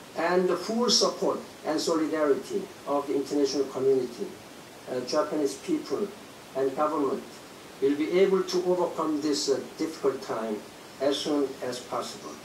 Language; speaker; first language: English; non-native, fluent; Korean